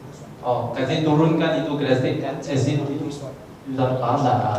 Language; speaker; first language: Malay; non-native, local second language; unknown